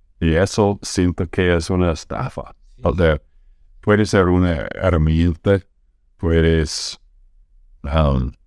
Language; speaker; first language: Spanish; non-native, fluent; English